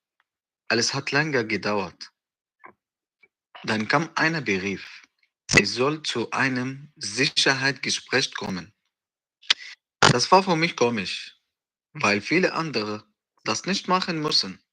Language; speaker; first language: German; non-native, learner; Arabic